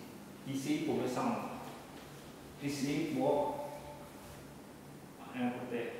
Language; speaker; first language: French; non-native, learner; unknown